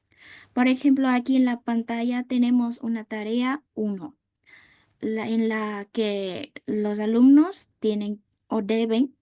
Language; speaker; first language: Spanish; non-native, fluent; Vietnamese